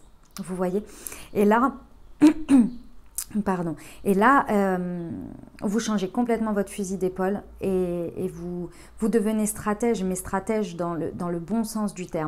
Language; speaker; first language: French; native; French